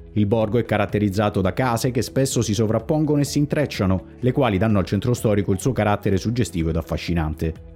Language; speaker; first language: Italian; native; Italian